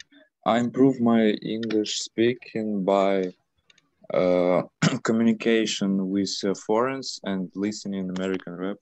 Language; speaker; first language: English; non-native, learner; Ukrainian